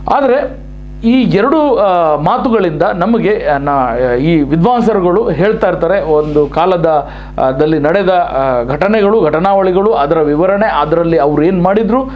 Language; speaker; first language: Kannada; non-native, local second language; Malayalam